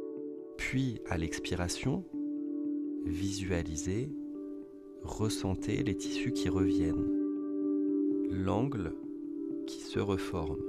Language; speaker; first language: French; native; French